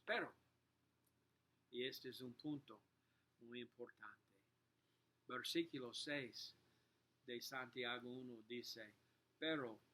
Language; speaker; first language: Spanish; non-native, learner; English